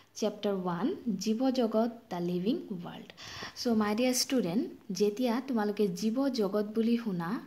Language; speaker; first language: Assamese; non-native, local second language; Bangla